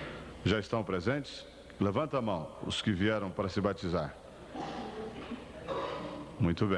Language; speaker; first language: Portuguese; native; Portuguese